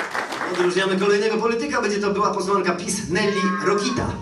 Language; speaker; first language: Polish; native; Polish